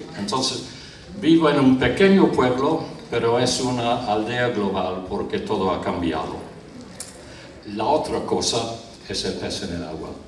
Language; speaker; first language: Spanish; non-native, fluent; English